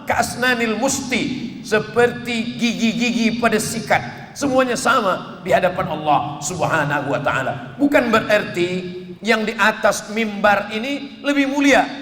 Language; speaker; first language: Malay; native; Malay